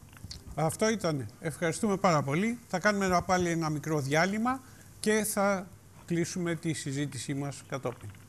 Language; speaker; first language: Greek; native; Greek